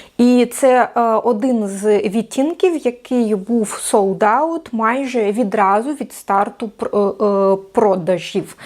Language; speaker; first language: Ukrainian; non-native, local second language; Russian